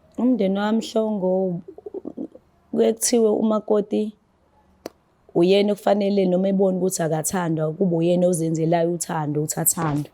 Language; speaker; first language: Zulu; native; Zulu